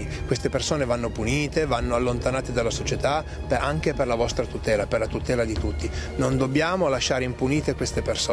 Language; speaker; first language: Italian; native; Italian